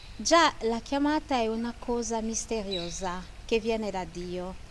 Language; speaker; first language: Italian; non-native, fluent; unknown